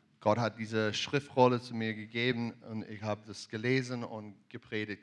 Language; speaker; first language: German; non-native, learner; English